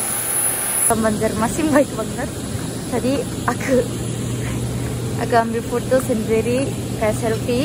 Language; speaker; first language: Indonesian; non-native, fluent; Japanese